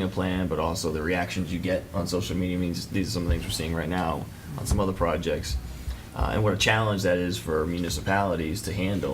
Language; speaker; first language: English; native; English